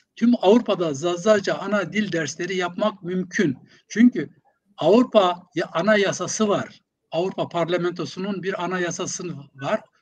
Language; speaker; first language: Turkish; non-native, local second language; Zaza